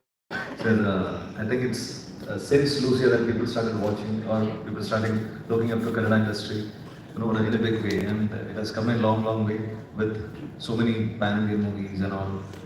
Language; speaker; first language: English; non-native, local second language; Malayalam